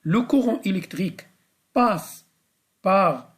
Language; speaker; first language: French; non-native, local second language; Arabic